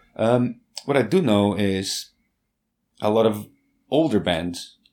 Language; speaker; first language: English; non-native, fluent; Portuguese